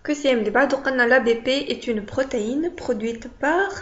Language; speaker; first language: French; non-native, local second language; Arabic